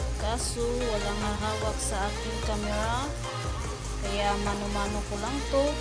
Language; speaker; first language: Filipino; non-native, local second language; Cebuano